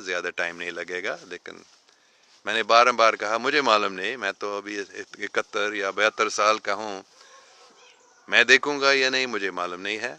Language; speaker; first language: Hindi; non-native, local second language; English